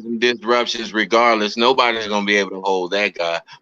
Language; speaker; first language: English; native; English